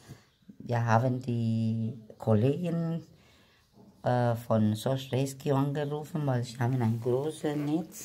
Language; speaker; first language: German; non-native, fluent; Spanish